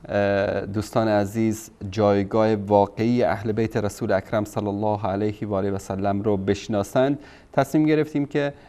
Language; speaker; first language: Persian; native; Persian